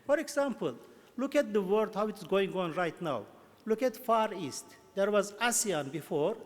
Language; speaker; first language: English; non-native, fluent; Turkish